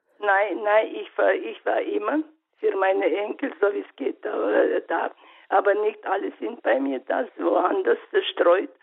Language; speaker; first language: German; non-native, learner; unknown